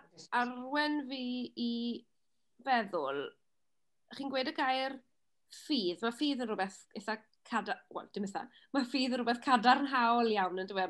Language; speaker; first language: Welsh; native; Welsh